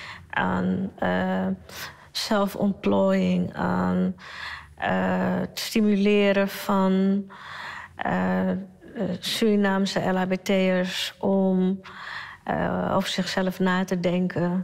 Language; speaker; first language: Dutch; early bilingual, other home language; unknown